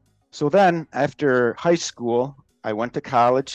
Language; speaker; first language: English; native; English